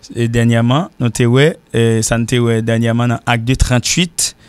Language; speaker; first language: French; native; French